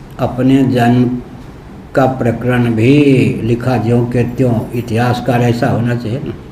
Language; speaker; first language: Hindi; non-native, local second language; Maithili